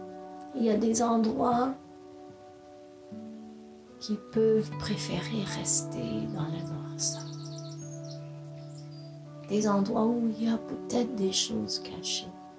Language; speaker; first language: French; non-native, fluent; English